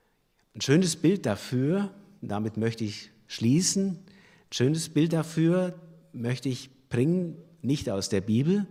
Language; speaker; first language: German; native; German